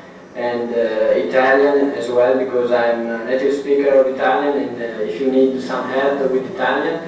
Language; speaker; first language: English; non-native, learner; Italian